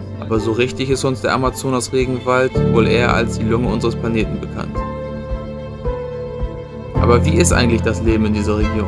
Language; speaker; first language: German; native; German